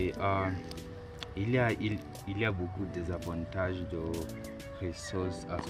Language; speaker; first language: French; non-native, learner; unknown